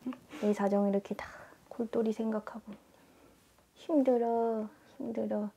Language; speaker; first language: Korean; native; Korean